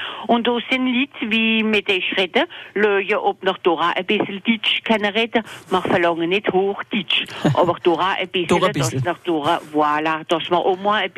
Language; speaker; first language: German; non-native, local second language; French